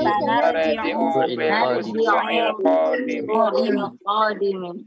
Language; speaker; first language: Arabic; non-native, learner; Indonesian